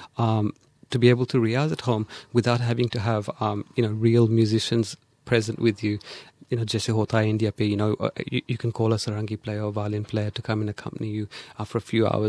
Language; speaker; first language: English; early bilingual, other home language; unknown